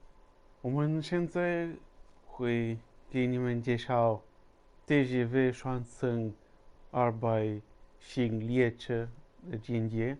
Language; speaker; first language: Chinese; non-native, learner; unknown